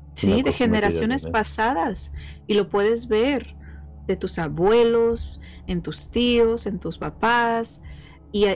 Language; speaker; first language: Spanish; early bilingual, heritage; Spanish